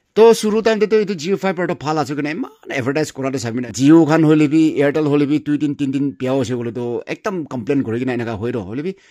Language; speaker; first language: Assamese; non-native, local second language; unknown